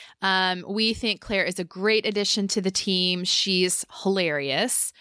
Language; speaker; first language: English; native; English